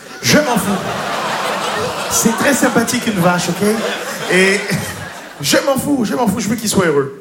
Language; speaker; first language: French; native; French